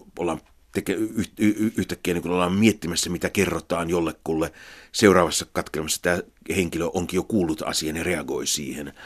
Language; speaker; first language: Finnish; native; Finnish